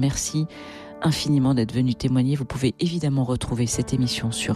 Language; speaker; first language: French; native; French